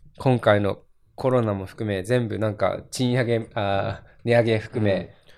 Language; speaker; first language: Japanese; native; Japanese